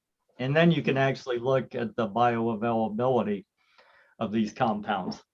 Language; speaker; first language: English; native; English